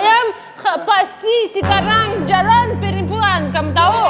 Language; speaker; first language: Indonesian; non-native, learner; Russian